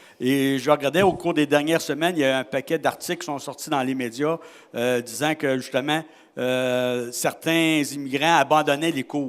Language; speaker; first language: French; native; French